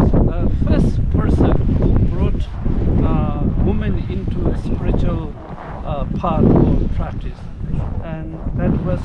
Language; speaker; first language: English; non-native, learner; Tibetan